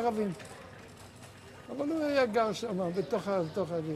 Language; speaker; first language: Hebrew; non-native, local second language; Yiddish